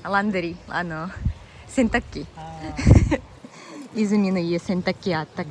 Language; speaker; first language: Japanese; non-native, fluent; Russian